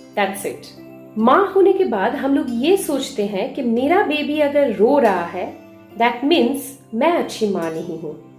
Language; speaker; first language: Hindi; non-native, local second language; Bangla